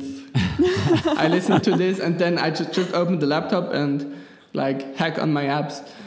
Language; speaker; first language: English; non-native, fluent; German